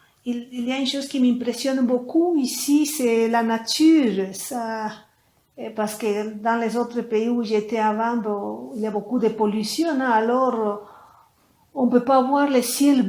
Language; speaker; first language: French; non-native, fluent; Spanish